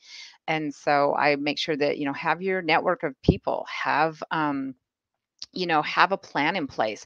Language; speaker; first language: English; native; English